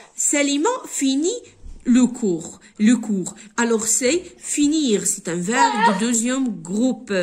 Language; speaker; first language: French; non-native, local second language; Arabic